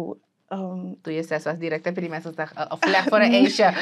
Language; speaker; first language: Dutch; native; Dutch